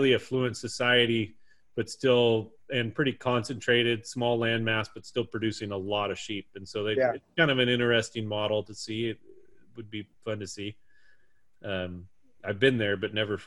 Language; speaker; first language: English; native; English